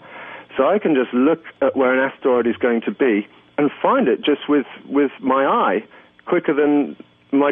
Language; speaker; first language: English; native; English